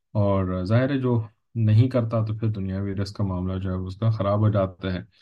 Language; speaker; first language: Urdu; native; Urdu